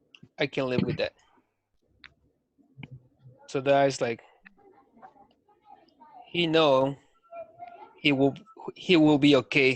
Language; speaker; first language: English; non-native, fluent; Spanish